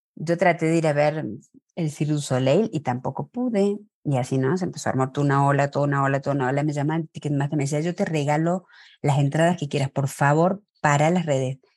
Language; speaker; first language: Spanish; native; Spanish